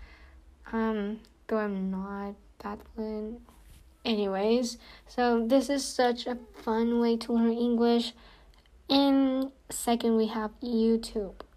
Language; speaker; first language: English; non-native, fluent; Korean